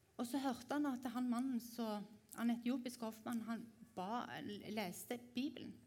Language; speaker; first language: Norwegian; native; Norwegian